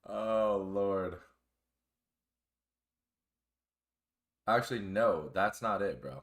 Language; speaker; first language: English; native; English